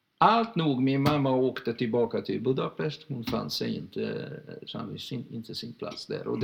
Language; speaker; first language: Swedish; non-native, fluent; Hungarian